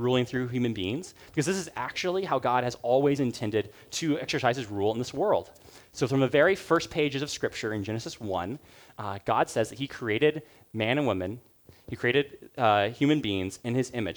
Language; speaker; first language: English; native; English